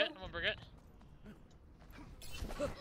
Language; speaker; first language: English; native; English